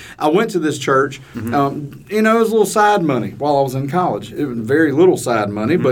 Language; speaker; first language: English; native; English